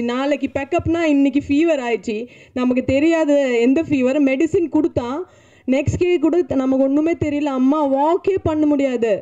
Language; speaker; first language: Tamil; non-native, fluent; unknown